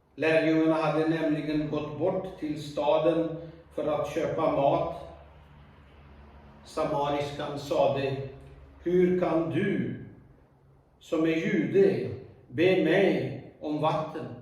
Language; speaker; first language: Swedish; non-native, fluent; Urdu